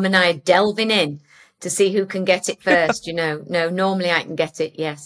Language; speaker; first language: English; native; English